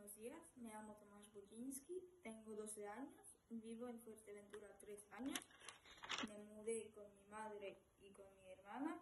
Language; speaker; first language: Spanish; early bilingual, other home language; Polish